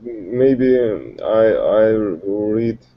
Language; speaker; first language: English; non-native, learner; Russian